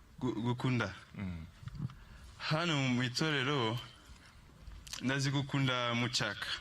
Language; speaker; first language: Kinyarwanda; non-native, learner; French